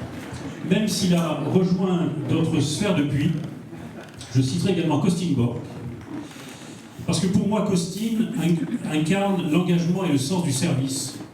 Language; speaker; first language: French; native; French